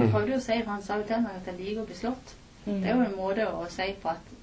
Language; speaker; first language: Norwegian; native; Norwegian